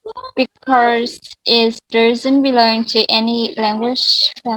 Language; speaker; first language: English; non-native, learner; Vietnamese